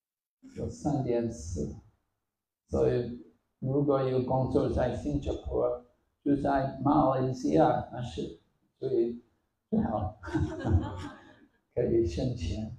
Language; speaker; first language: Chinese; non-native, fluent; English